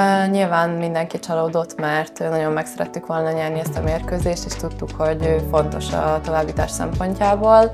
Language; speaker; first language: Hungarian; native; Hungarian